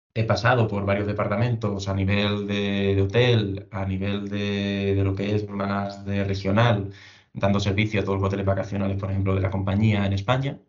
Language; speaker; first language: Spanish; native; Spanish